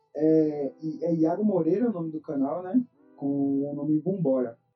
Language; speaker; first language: Portuguese; native; Portuguese